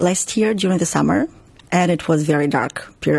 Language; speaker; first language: English; non-native, fluent; Ukrainian